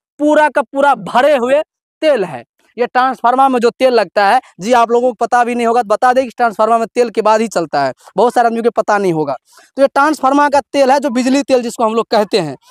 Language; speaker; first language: Hindi; native; Hindi